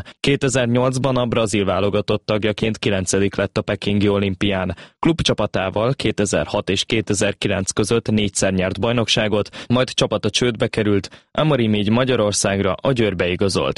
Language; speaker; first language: Hungarian; native; Hungarian